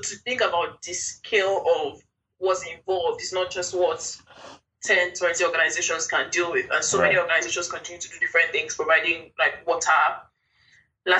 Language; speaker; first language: English; non-native, local second language; Yoruba